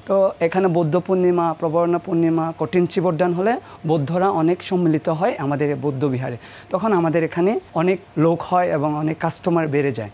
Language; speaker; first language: Bangla; non-native, local second language; Marma